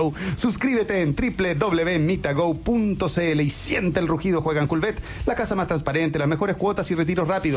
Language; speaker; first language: Spanish; native; Spanish